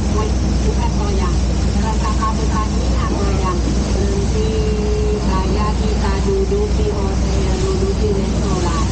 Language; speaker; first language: Indonesian; non-native, fluent; Thai